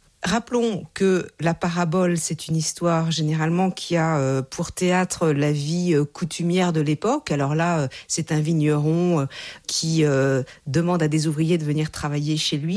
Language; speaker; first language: French; native; French